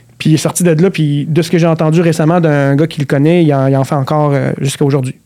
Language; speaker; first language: French; early bilingual, other home language; Arabic